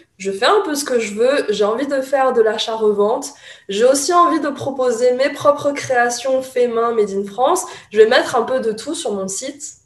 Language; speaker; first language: French; early bilingual, other home language; Chinese